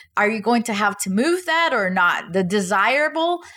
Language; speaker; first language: English; non-native, fluent; Portuguese